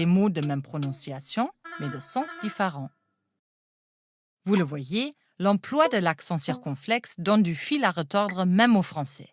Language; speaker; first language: French; non-native, fluent; German